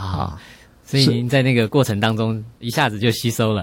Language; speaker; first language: Chinese; native; Chinese